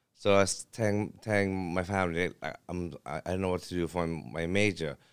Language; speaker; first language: English; early bilingual, other home language; Thai